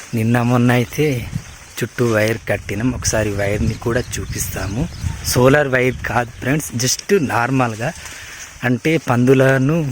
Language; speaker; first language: Telugu; non-native, local second language; Gondi